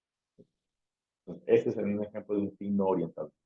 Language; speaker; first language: Spanish; native; Spanish